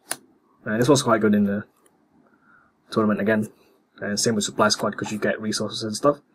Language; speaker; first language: English; native; English